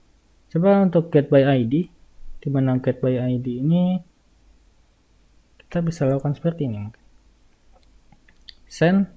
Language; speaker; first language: Indonesian; native; Indonesian